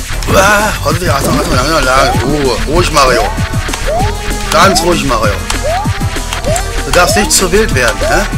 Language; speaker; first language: German; native; German